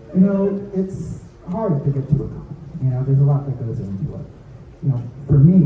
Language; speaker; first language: English; native; English